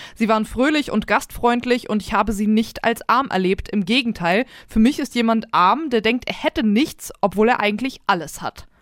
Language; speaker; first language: German; native; German